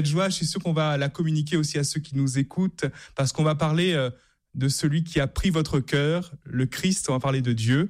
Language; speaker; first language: French; native; French